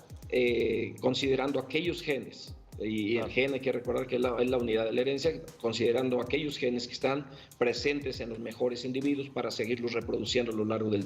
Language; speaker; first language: Spanish; native; Spanish